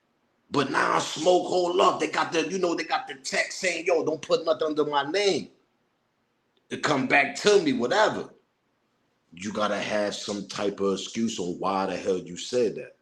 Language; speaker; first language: English; native; English